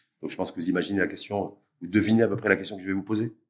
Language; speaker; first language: French; native; French